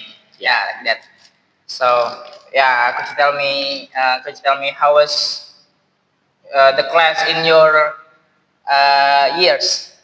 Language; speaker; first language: English; non-native, learner; Indonesian